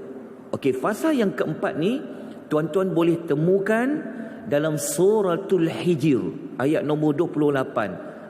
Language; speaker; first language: Malay; native; Malay